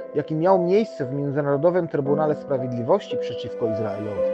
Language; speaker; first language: Polish; non-native, fluent; Arabic